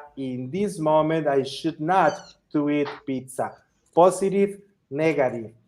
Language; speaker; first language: English; non-native, fluent; Spanish